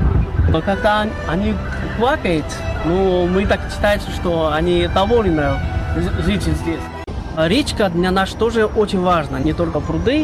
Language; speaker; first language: Russian; non-native, learner; Chinese